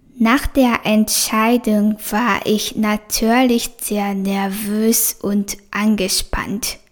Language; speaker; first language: German; non-native, fluent; Japanese